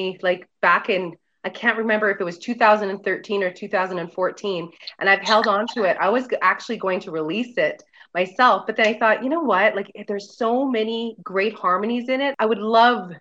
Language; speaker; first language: English; native; English